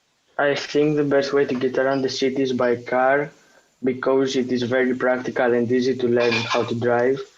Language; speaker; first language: English; non-native, fluent; Greek